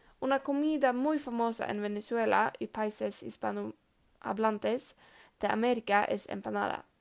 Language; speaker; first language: Spanish; non-native, learner; Swedish